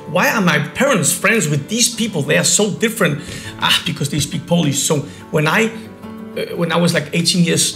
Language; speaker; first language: English; non-native, fluent; Polish